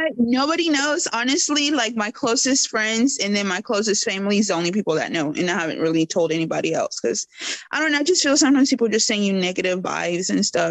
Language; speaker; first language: English; early bilingual, other home language; Spanish